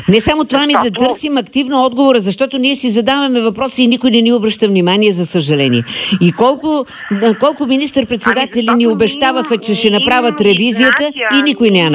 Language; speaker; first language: Bulgarian; native; Bulgarian